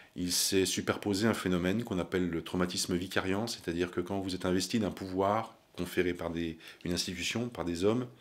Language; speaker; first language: French; native; French